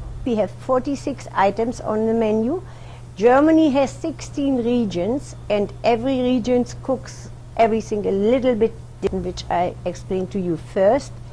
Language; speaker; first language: English; non-native, fluent; German